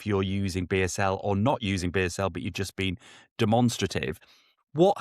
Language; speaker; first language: English; native; English